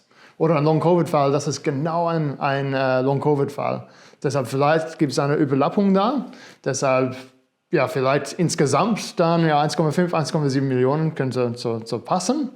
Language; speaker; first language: German; non-native, fluent; English